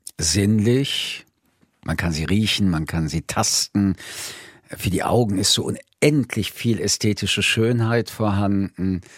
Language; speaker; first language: German; early bilingual, other home language; French